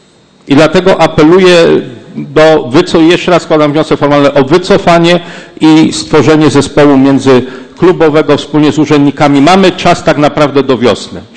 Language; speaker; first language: Polish; native; Polish